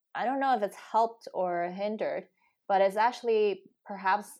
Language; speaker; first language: English; non-native, local second language; Cantonese